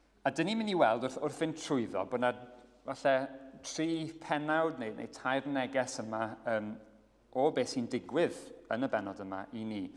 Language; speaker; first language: Welsh; native; Welsh